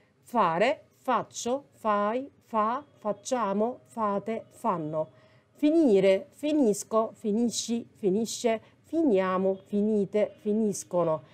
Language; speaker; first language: Italian; non-native, fluent; Arabic